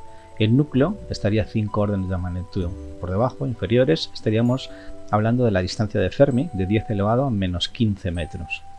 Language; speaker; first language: Spanish; native; Spanish